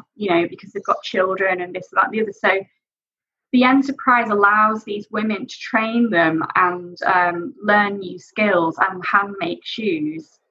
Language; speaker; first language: English; native; English